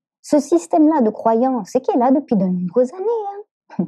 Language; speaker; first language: French; native; French